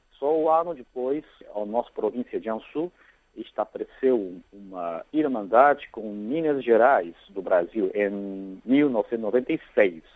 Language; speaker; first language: Portuguese; non-native, fluent; Chinese